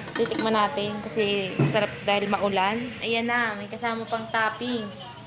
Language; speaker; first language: Filipino; native; Filipino